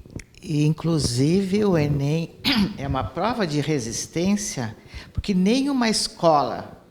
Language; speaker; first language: Portuguese; native; Portuguese